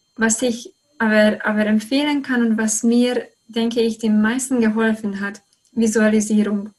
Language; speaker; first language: German; non-native, fluent; Hungarian